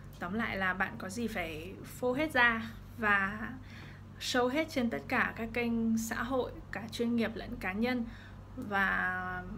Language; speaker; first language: Vietnamese; early bilingual, heritage; Vietnamese